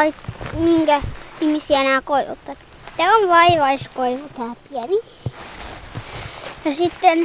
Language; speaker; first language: Finnish; early bilingual, heritage; Finnish